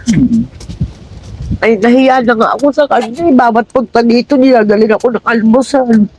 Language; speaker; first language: Filipino; non-native, local second language; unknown